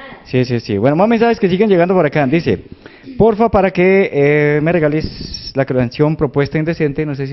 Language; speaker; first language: Spanish; native; Spanish